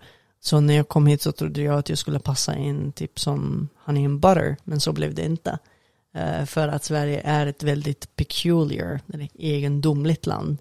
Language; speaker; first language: Swedish; non-native, fluent; Arabic